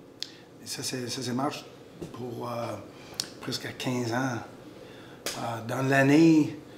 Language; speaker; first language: French; non-native, local second language; English